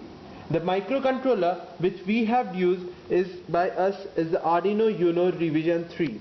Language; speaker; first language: English; non-native, local second language; Bangla